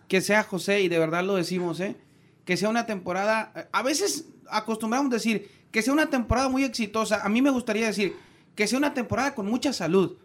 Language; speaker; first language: Spanish; native; Spanish